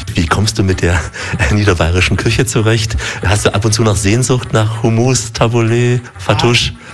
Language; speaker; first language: German; native; German